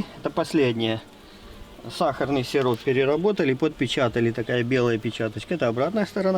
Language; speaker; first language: Russian; native; Russian